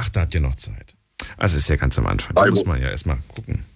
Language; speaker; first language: German; native; German